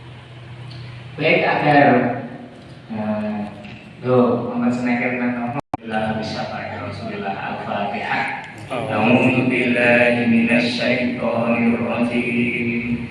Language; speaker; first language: Indonesian; non-native, local second language; Javanese